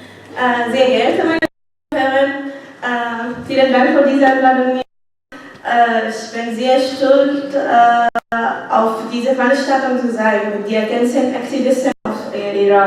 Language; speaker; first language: German; non-native, learner; Arabic